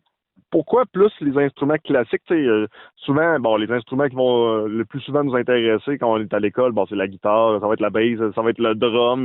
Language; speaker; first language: French; native; French